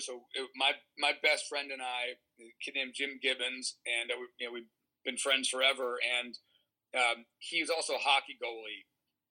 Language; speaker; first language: English; native; English